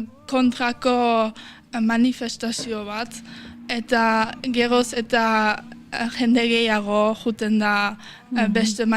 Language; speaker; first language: Basque; non-native, fluent; German